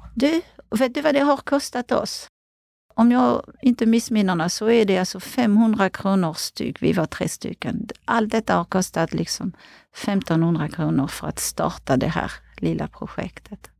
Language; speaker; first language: Swedish; non-native, fluent; French